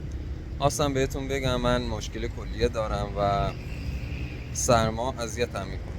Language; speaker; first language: Persian; native; Persian